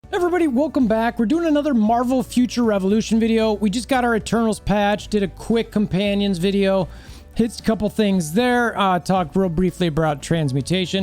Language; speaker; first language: English; native; English